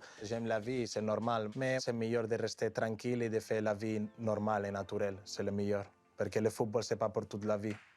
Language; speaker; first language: French; non-native, learner; Spanish